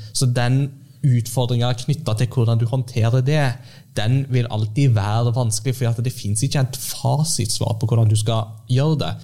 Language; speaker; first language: Norwegian; early bilingual, heritage; Norwegian